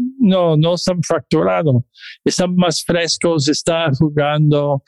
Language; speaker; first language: Spanish; non-native, fluent; English